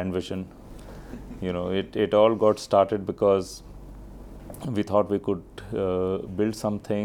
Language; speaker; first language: English; non-native, local second language; Hindi